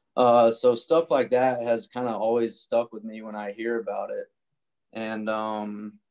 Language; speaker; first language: English; native; English